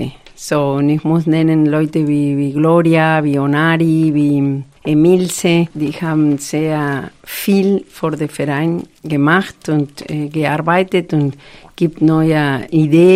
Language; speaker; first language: German; non-native, fluent; Spanish